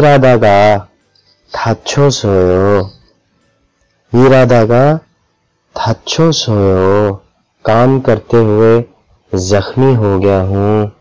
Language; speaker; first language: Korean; non-native, fluent; Urdu